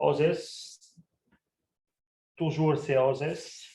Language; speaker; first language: French; non-native, local second language; Arabic